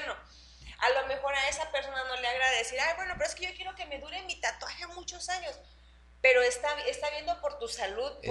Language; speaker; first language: Spanish; native; Spanish